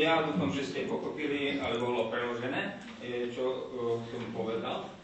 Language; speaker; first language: French; non-native, learner; Slovak